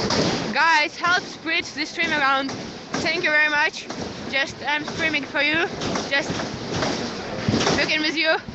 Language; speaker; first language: English; non-native, fluent; Ukrainian